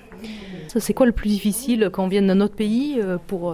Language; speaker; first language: French; native; French